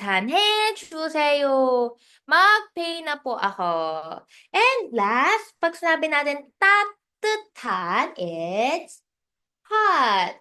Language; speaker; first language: Filipino; native; Filipino